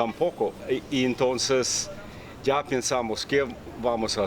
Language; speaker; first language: Spanish; non-native, learner; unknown